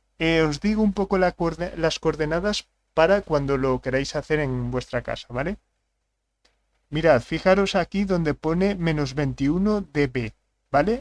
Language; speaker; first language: Spanish; native; Spanish